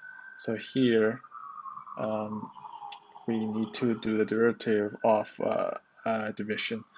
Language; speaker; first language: English; non-native, learner; Chinese